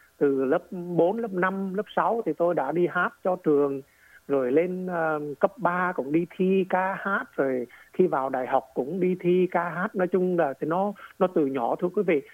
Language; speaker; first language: Vietnamese; native; Vietnamese